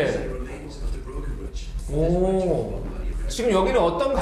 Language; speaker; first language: Korean; native; Korean